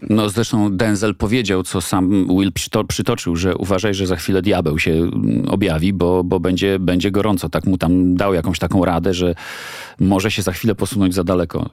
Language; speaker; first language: Polish; native; Polish